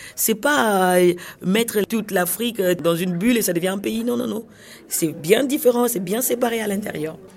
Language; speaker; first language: French; non-native, local second language; Kongo